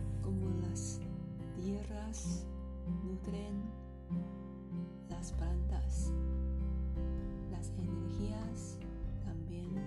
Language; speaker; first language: Spanish; non-native, learner; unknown